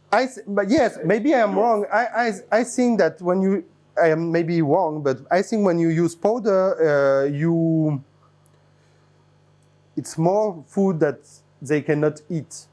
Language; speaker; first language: English; non-native, fluent; French